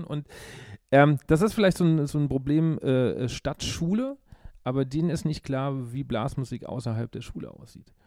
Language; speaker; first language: German; native; German